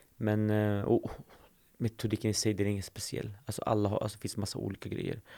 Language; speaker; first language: Swedish; early bilingual, other home language; Assyrian Neo-Aramaic